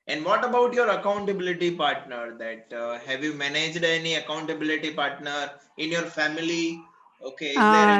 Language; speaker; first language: English; non-native, local second language; Gujarati